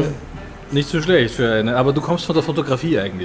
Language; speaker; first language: German; native; German